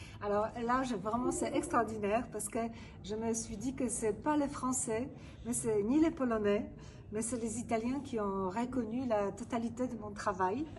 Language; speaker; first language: French; non-native, fluent; Polish